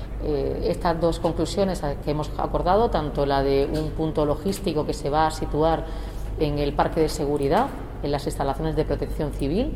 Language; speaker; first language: Spanish; native; Spanish